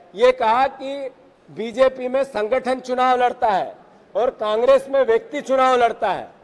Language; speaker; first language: Hindi; native; Hindi